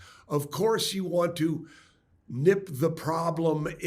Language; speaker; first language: English; native; English